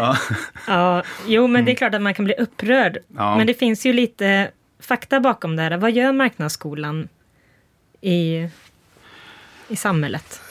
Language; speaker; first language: Swedish; native; Swedish